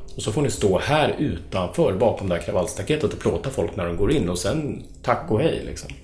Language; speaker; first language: Swedish; native; Swedish